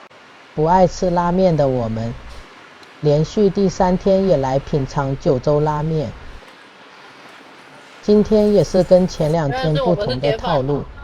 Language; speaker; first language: Chinese; native; Chinese